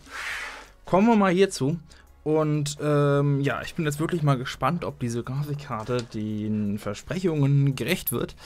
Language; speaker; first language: German; native; German